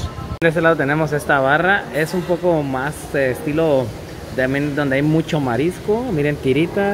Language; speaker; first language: Spanish; native; Spanish